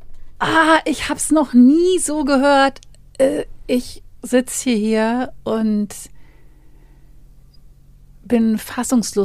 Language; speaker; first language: German; native; German